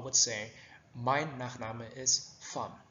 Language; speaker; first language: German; non-native, fluent; Vietnamese